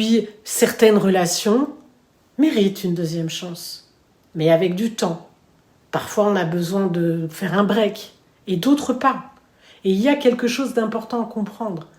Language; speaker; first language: French; native; French